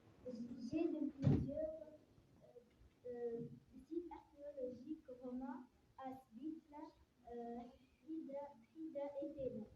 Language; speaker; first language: French; non-native, learner; Arabic